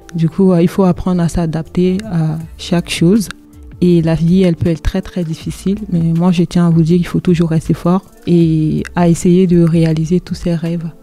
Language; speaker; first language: French; non-native, local second language; Dyula